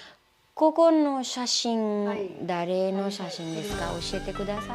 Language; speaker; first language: Japanese; non-native, learner; Hindi